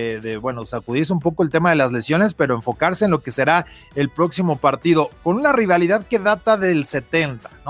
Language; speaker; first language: Spanish; native; Spanish